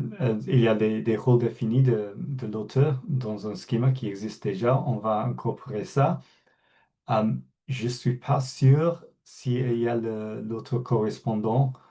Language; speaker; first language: French; non-native, fluent; English